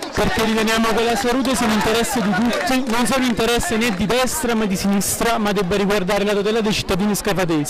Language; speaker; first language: Italian; native; Italian